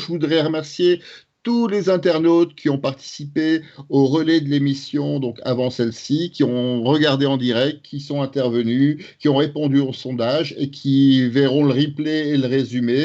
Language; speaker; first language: French; native; French